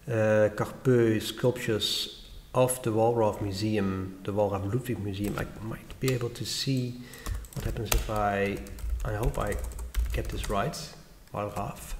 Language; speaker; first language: English; non-native, fluent; Dutch